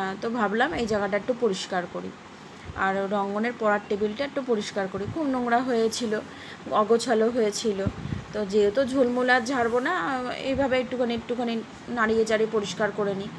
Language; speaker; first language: Bangla; native; Bangla